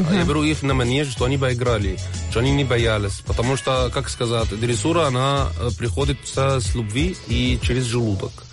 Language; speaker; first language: Russian; non-native, fluent; Arabic